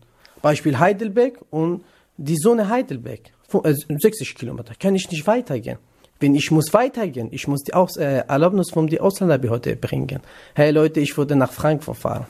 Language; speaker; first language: German; non-native, learner; Kurdish